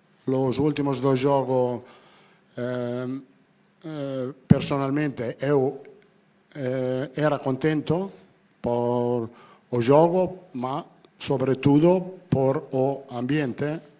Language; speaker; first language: Portuguese; non-native, fluent; Italian